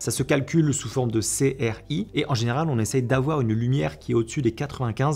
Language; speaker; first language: French; native; French